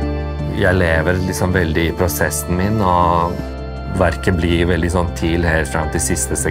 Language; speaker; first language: Norwegian; early bilingual, other home language; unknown